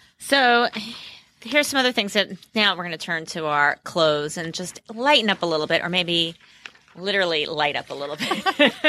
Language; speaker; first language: English; native; English